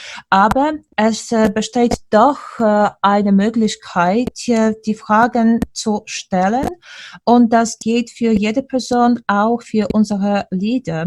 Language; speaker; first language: German; non-native, fluent; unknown